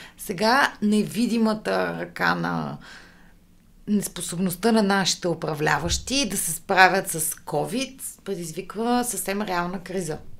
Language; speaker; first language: Bulgarian; native; Bulgarian